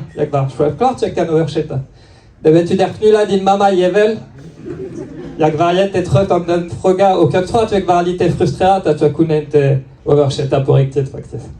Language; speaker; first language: Swedish; non-native, learner; French